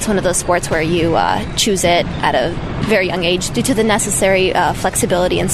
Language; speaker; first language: English; early bilingual, other home language; Russian